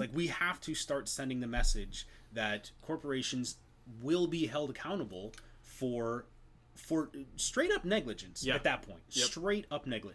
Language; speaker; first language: English; native; English